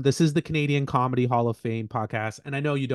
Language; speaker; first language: English; native; English